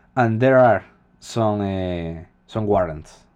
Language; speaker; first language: English; non-native, fluent; Spanish